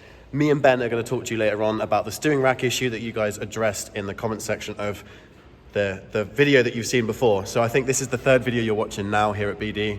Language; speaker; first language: English; native; English